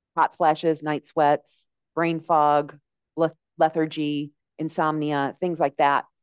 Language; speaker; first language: English; native; English